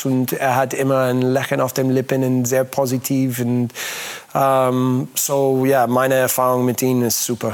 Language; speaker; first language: German; non-native, learner; English